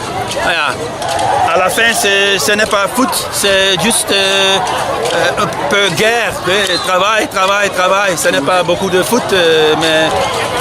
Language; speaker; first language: French; non-native, learner; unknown